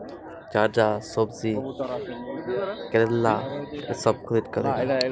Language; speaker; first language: Hindi; non-native, learner; Bangla